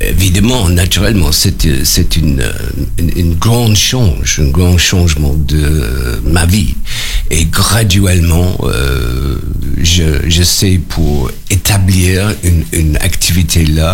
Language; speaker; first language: French; non-native, learner; English